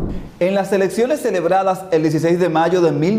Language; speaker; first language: Spanish; native; Spanish